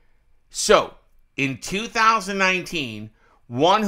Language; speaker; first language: English; native; English